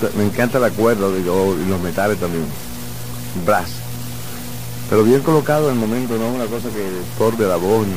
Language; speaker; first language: Spanish; native; Spanish